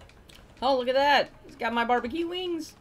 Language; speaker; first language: English; native; English